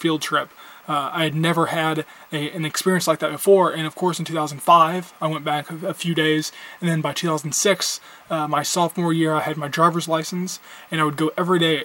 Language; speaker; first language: English; native; English